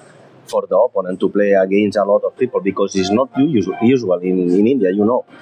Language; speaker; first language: English; non-native, fluent; Spanish